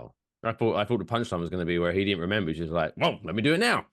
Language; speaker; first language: English; native; English